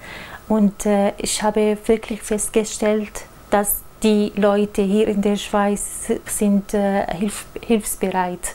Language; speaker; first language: German; non-native, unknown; Arabic